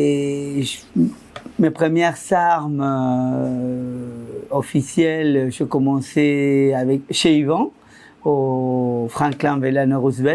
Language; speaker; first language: French; non-native, fluent; Spanish